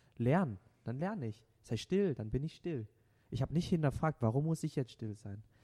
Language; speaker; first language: German; non-native, local second language; Vietnamese